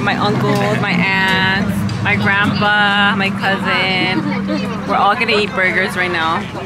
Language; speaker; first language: English; early bilingual, other home language; Spanish